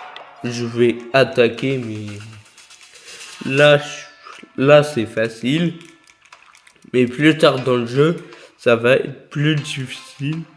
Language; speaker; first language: French; native; French